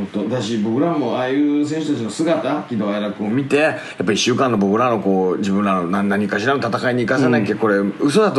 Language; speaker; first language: Japanese; native; Japanese